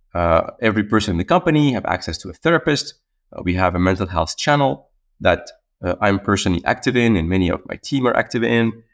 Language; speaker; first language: English; non-native, fluent; Arabic